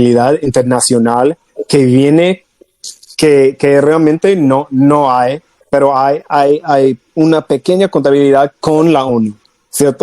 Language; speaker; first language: Spanish; non-native, fluent; English